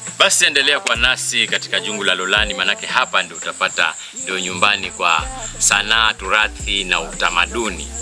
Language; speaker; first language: Swahili; native; Swahili